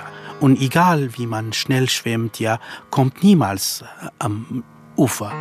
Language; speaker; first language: German; non-native, fluent; Kurdish